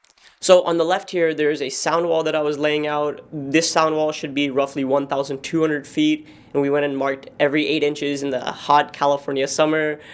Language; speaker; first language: English; native; English